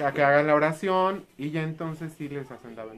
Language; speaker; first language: Spanish; native; Spanish